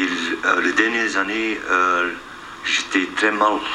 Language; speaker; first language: French; non-native, local second language; Dutch